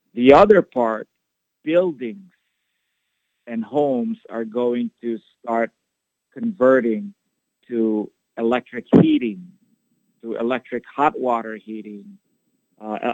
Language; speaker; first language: English; non-native, local second language; Filipino